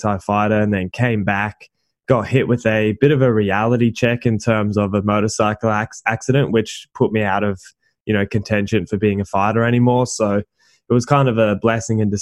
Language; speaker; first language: English; native; English